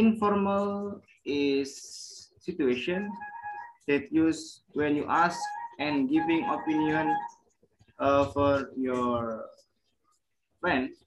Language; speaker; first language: English; non-native, learner; Indonesian